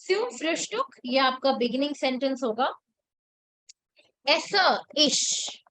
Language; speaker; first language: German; non-native, fluent; Hindi